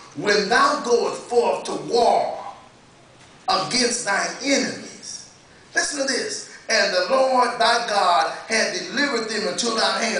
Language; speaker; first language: English; native; English